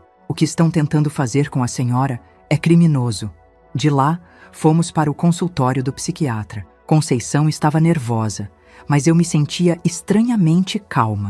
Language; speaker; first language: Portuguese; native; Portuguese